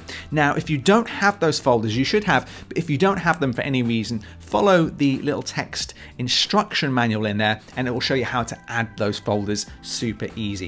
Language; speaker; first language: English; native; English